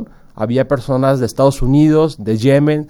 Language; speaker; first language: Spanish; native; Spanish